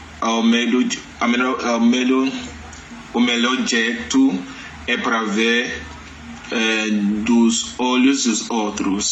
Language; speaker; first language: Portuguese; non-native, learner; Yoruba